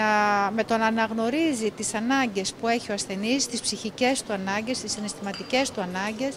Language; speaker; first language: Greek; native; Greek